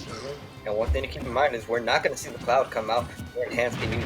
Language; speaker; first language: English; native; English